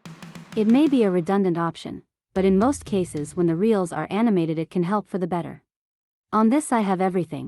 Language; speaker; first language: English; non-native, fluent; Russian